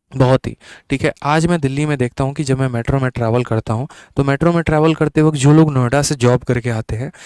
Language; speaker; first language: Hindi; native; Hindi